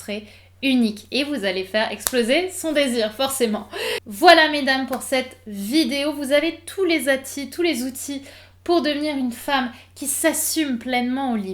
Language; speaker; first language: French; native; French